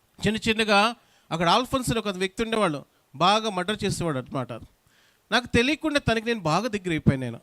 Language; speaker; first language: Telugu; non-native, local second language; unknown